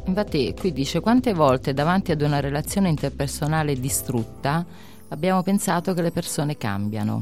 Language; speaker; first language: Italian; native; Italian